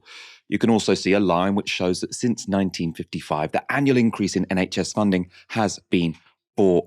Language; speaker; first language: English; native; English